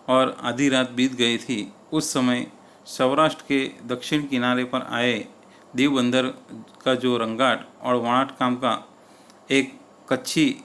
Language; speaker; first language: Hindi; non-native, local second language; Gujarati